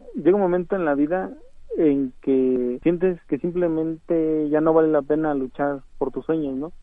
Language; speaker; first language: Spanish; non-native, local second language; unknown